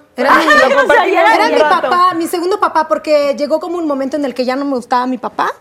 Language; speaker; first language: Spanish; non-native, fluent; Russian